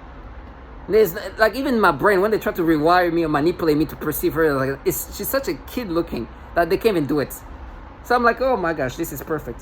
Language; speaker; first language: English; non-native, fluent; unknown